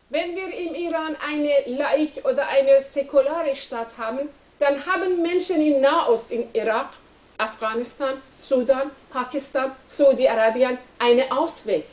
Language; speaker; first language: German; non-native, learner; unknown